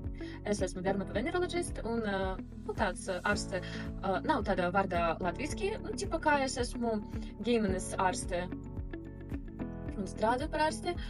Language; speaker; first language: Latvian; early bilingual, heritage; Russian